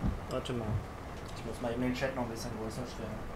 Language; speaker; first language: German; native; German